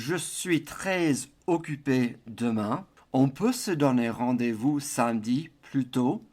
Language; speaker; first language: French; non-native, fluent; English